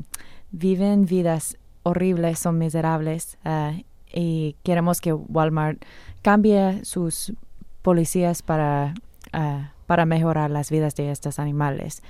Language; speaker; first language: Spanish; non-native, fluent; English